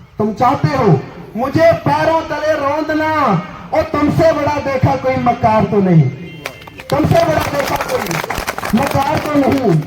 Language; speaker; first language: Hindi; non-native, local second language; Punjabi